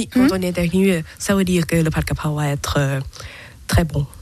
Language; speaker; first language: French; non-native, learner; Thai